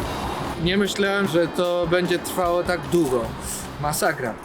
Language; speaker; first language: Polish; non-native, learner; Spanish